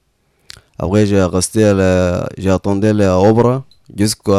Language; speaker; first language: French; non-native, learner; Arabic